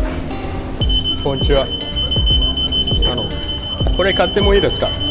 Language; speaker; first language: Japanese; early bilingual, heritage; English